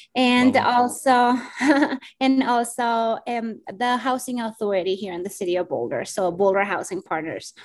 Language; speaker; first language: English; non-native, fluent; Spanish